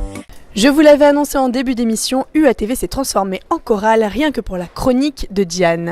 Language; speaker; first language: French; native; French